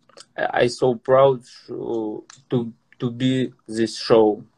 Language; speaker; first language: English; non-native, learner; Russian